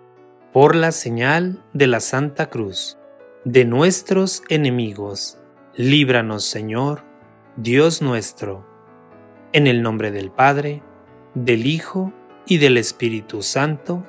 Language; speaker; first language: Spanish; native; Spanish